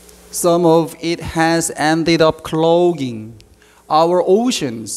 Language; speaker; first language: English; non-native, fluent; Korean